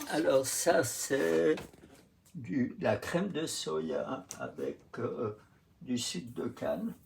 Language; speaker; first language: French; non-native, fluent; Russian